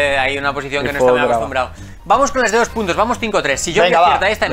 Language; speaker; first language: Spanish; native; Spanish